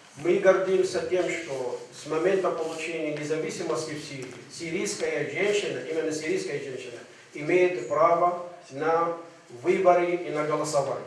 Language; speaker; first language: Russian; non-native, fluent; Arabic